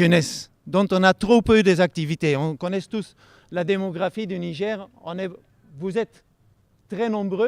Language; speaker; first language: French; non-native, fluent; Dutch